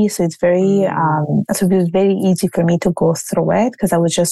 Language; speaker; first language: English; non-native, fluent; Italian